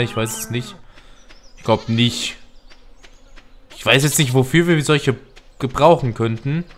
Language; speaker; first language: German; native; German